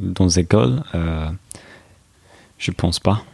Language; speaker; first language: French; non-native, learner; English